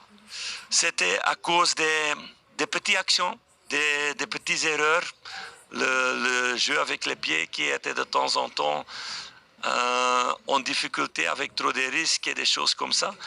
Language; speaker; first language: French; non-native, fluent; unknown